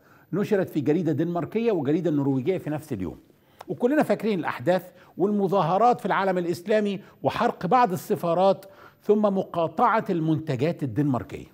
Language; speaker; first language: Arabic; native; Arabic